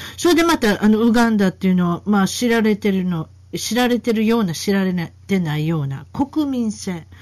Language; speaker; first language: Japanese; native; Japanese